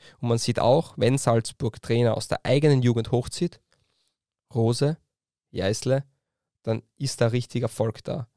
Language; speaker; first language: German; native; German